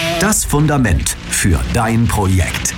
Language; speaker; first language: German; native; German